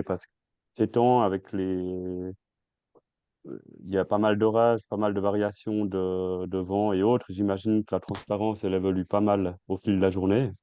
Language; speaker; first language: French; native; French